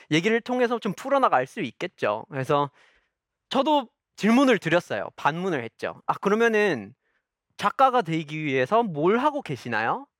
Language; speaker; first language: Korean; non-native, fluent; English